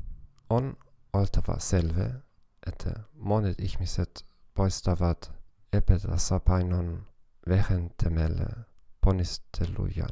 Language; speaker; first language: Finnish; non-native, fluent; German